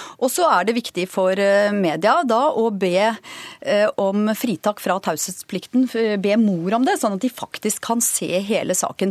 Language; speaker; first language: Norwegian; native; Norwegian